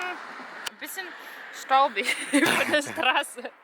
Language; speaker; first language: German; non-native, fluent; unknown